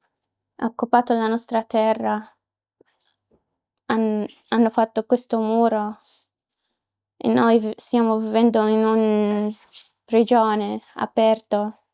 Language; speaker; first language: Italian; non-native, learner; Arabic